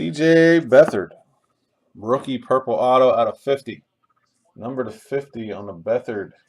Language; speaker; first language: English; native; English